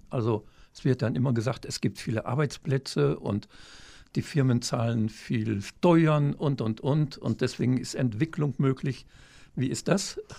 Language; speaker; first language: German; native; German